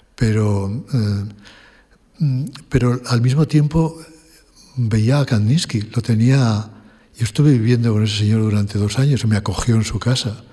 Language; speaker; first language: Spanish; native; Spanish